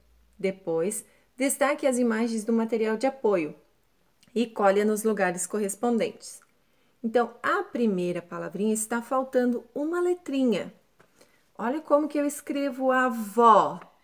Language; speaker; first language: Portuguese; native; Portuguese